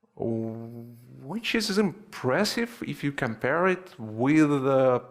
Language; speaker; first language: English; non-native, fluent; Russian